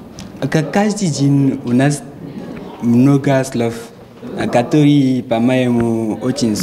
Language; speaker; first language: Russian; non-native, learner; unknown